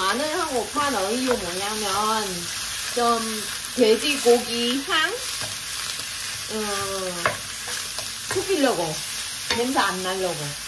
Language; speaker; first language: Korean; non-native, fluent; Vietnamese